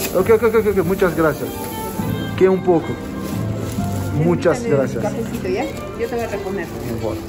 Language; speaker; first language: Spanish; non-native, learner; French